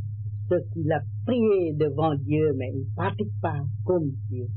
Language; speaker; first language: French; non-native, learner; Vietnamese